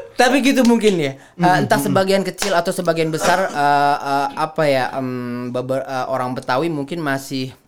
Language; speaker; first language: Indonesian; native; Indonesian